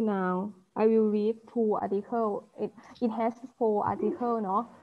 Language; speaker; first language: English; non-native, fluent; Thai